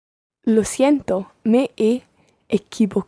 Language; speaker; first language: Spanish; non-native, learner; English